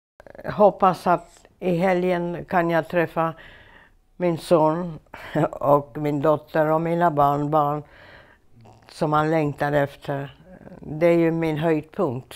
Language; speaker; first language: Swedish; non-native, fluent; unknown